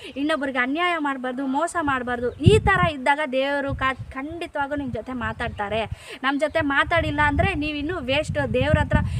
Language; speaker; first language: Kannada; non-native, local second language; Telugu